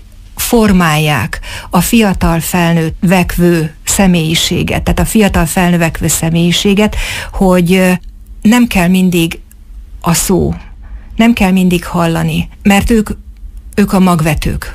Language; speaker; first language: Hungarian; native; Hungarian